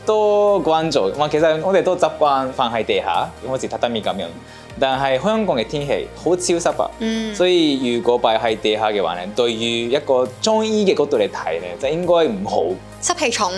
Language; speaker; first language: Cantonese; non-native, fluent; Japanese